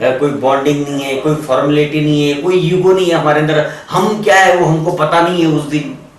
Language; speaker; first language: Hindi; non-native, local second language; Marathi